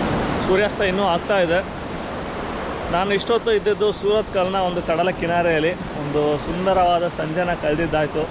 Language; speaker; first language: Kannada; native; Kannada